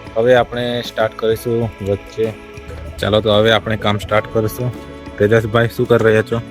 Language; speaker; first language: Gujarati; non-native, local second language; Kukna